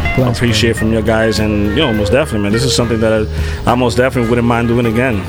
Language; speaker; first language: English; native; English